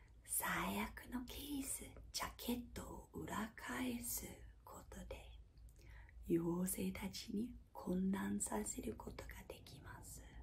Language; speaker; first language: Japanese; non-native, fluent; English